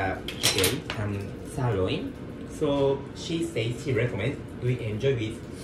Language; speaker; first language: English; non-native, learner; Japanese